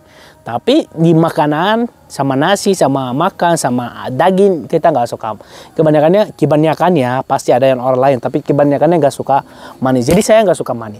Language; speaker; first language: Indonesian; non-native, fluent; Arabic